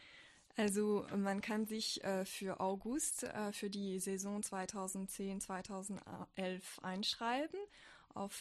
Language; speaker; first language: German; non-native, fluent; French